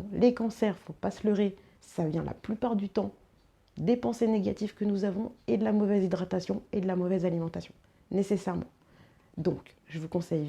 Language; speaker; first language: French; native; French